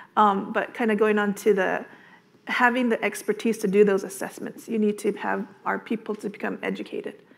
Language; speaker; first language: English; native; English